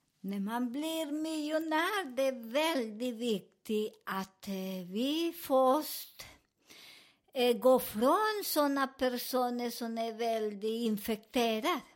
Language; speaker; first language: Swedish; non-native, fluent; Spanish